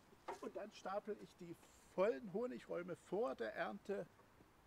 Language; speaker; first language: German; native; German